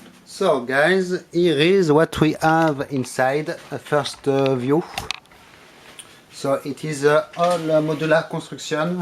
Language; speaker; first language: English; non-native, fluent; French